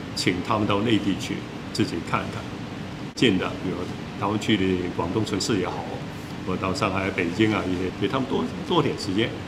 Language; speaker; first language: Chinese; non-native, local second language; Cantonese